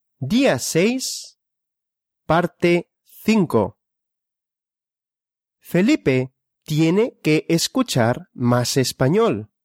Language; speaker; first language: Spanish; non-native, fluent; Russian